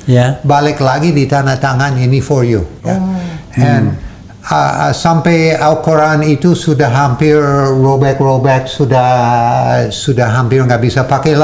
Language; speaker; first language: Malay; non-native, fluent; English